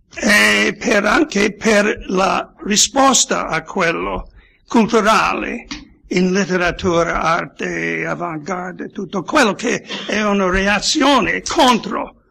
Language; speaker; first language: Italian; non-native, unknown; English